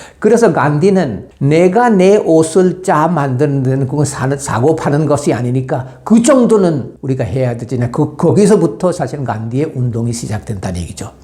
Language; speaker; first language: Korean; non-native, fluent; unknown